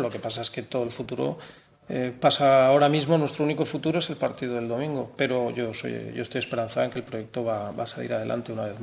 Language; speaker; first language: Spanish; native; Spanish